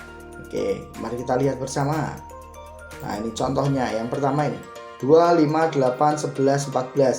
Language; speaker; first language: Indonesian; native; Indonesian